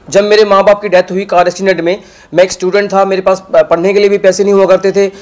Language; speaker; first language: Hindi; native; Hindi